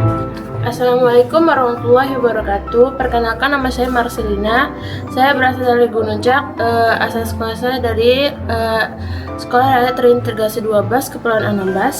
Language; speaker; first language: Indonesian; native; Indonesian